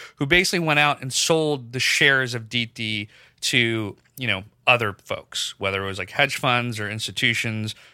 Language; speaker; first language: English; non-native, local second language; Urdu